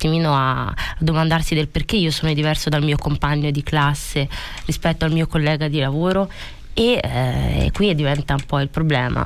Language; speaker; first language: Italian; early bilingual, other home language; Arabic